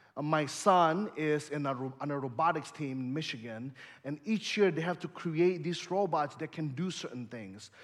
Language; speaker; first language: English; early bilingual, other home language; Indonesian